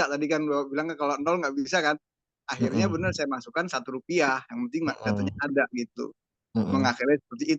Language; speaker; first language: Indonesian; native; Indonesian